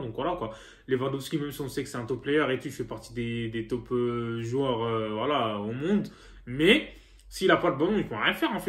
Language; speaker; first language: French; native; French